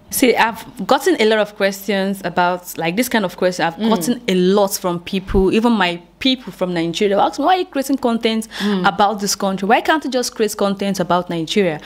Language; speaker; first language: English; non-native, local second language; Igbo